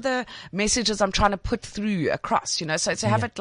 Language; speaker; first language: English; native; English